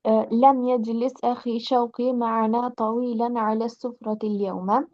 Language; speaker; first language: Arabic; non-native, learner; Albanian